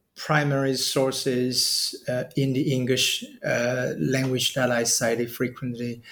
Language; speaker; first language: English; non-native, fluent; Chinese